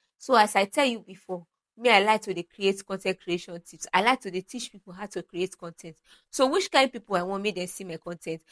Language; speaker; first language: Nigerian Pidgin; non-native, local second language; Yoruba